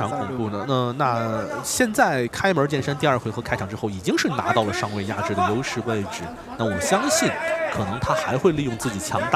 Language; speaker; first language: Chinese; native; Chinese